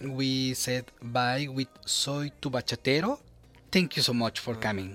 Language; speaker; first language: English; non-native, learner; Spanish